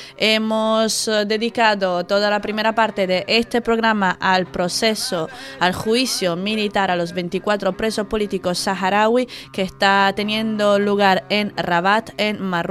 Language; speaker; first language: Spanish; native; Spanish